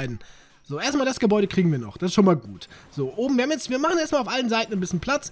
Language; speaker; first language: German; native; German